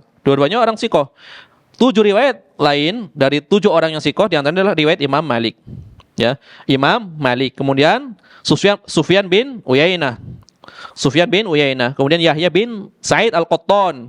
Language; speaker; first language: Indonesian; native; Indonesian